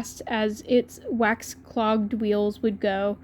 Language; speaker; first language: English; native; English